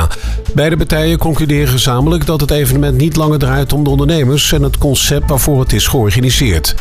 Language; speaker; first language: Dutch; native; Dutch